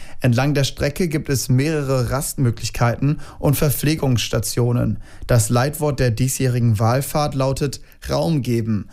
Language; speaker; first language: German; native; German